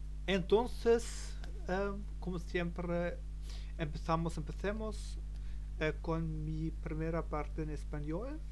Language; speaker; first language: Italian; non-native, learner; German